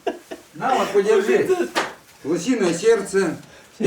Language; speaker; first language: Russian; native; Russian